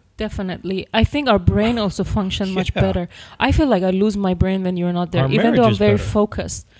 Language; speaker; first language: English; non-native, fluent; Persian